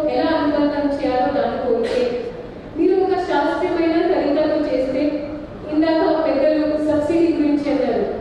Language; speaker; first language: Telugu; non-native, fluent; Hindi